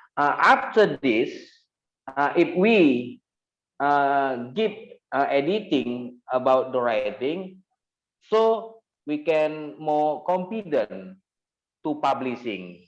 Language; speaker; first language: English; non-native, learner; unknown